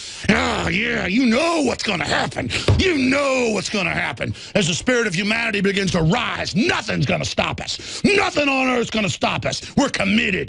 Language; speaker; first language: English; native; English